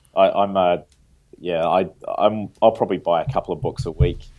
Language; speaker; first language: English; native; English